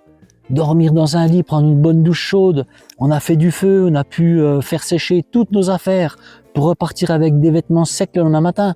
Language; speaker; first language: French; native; French